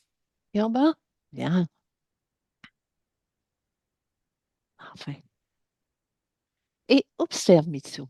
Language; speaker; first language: French; native; French